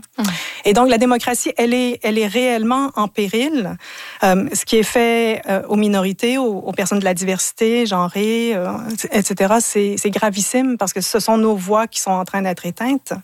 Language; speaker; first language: French; native; French